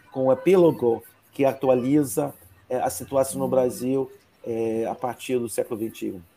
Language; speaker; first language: Portuguese; non-native, fluent; English